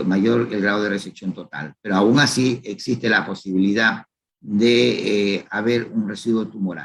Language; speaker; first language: Spanish; native; Spanish